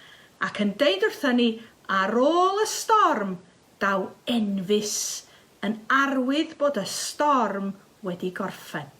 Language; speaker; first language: Welsh; native; Welsh